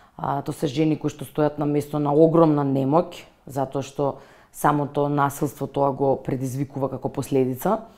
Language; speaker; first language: Macedonian; native; Macedonian